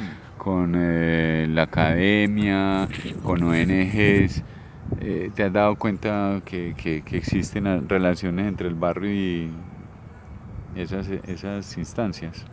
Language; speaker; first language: Spanish; native; Spanish